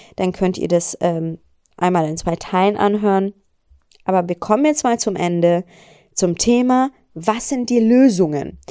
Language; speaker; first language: German; early bilingual, other home language; Persian